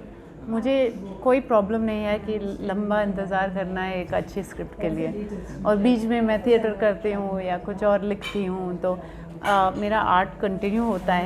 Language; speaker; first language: Hindi; non-native, local second language; French